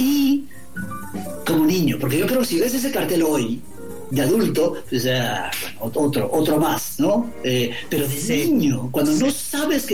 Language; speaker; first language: Spanish; native; Spanish